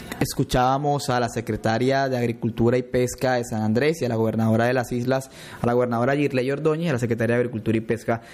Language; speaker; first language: Spanish; non-native, local second language; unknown